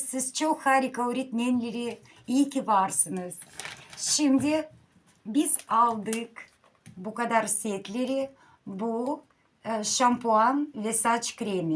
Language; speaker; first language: Turkish; non-native, learner; Russian